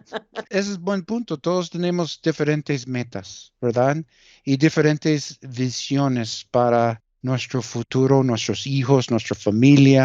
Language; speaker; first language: Spanish; early bilingual, heritage; Spanish